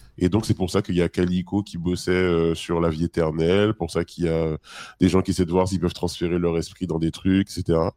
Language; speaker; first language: French; native; French